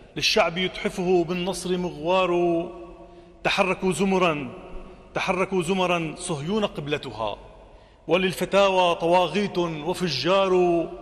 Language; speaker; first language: Arabic; native; Arabic